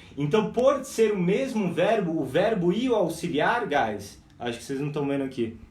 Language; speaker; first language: Portuguese; non-native, fluent; English